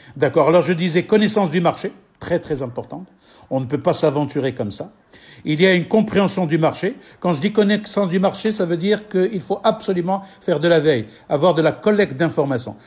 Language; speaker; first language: French; non-native, local second language; Arabic